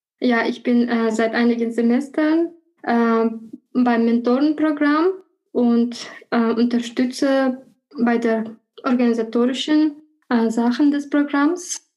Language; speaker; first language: German; non-native, fluent; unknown